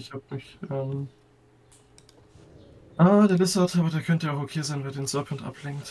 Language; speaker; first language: German; native; German